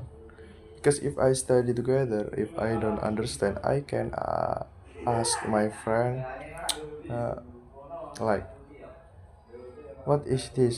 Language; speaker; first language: English; non-native, learner; Indonesian